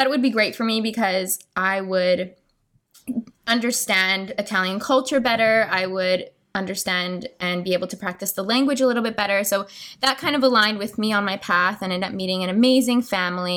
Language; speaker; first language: English; native; English